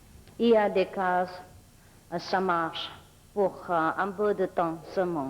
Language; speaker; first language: French; non-native, fluent; Vietnamese